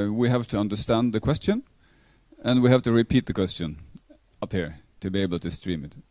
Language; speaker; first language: English; non-native, fluent; Norwegian